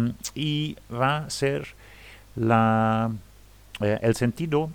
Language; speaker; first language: Spanish; non-native, learner; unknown